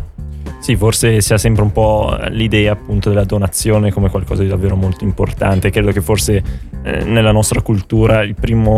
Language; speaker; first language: Italian; native; Italian